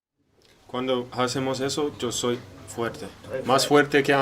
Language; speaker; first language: Spanish; non-native, learner; English